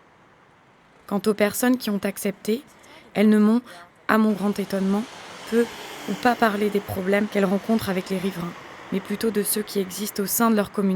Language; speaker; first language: French; native; French